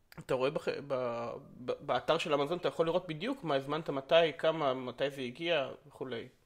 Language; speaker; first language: Hebrew; native; Hebrew